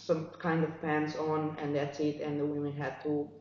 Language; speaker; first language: English; non-native, fluent; Romanian